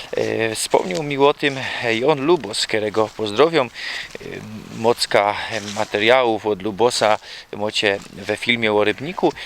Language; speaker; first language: Polish; native; Polish